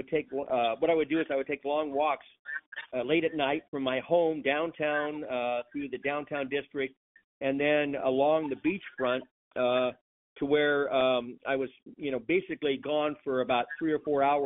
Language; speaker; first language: English; native; English